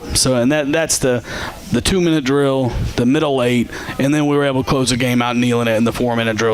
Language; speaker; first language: English; native; English